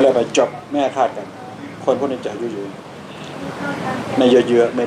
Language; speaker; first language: Thai; native; Thai